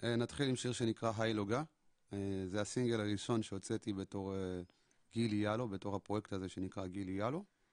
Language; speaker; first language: Hebrew; early bilingual, other home language; Amharic